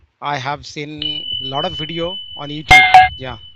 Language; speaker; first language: English; non-native, learner; Bangla